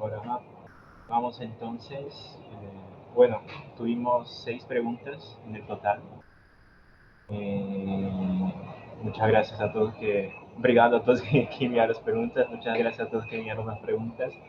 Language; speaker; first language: Spanish; non-native, fluent; Portuguese